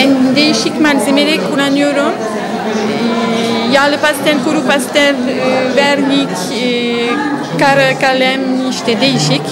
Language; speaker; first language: Turkish; non-native, learner; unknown